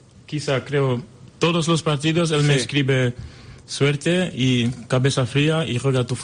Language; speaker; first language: Spanish; non-native, learner; French